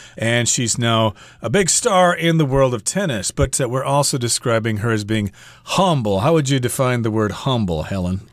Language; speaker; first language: English; native; English